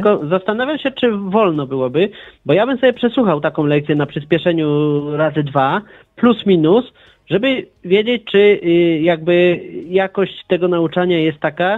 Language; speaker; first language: Polish; native; Polish